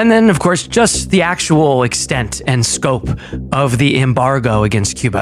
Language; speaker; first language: English; native; English